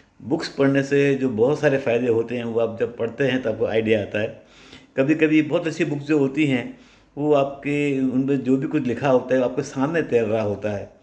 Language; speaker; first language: Hindi; native; Hindi